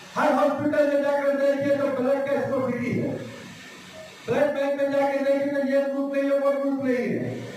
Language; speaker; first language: Hindi; non-native, local second language; Bangla